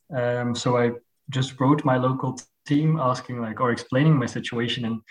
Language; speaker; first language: English; non-native, fluent; Dutch